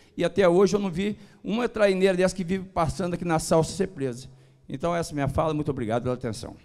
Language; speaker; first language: Portuguese; native; Portuguese